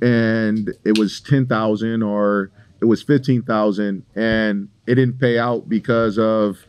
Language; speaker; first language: English; native; English